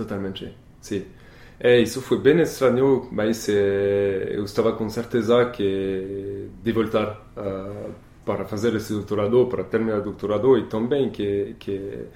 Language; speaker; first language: Portuguese; non-native, learner; French